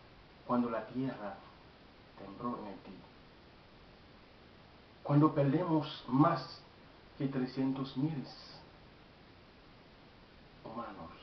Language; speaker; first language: Spanish; non-native, learner; Haitian Creole